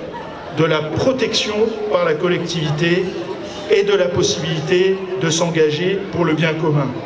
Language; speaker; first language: French; native; French